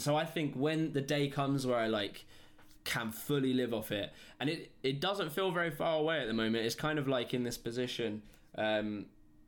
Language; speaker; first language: English; native; English